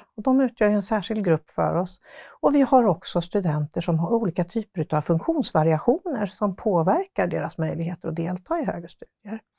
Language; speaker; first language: Swedish; native; Swedish